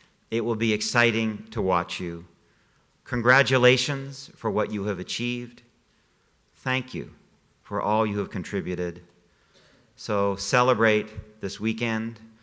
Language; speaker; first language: English; native; English